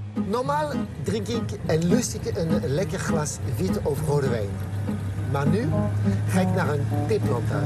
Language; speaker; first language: Dutch; non-native, fluent; French